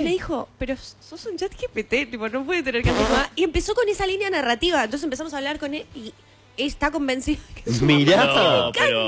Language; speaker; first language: Spanish; native; Spanish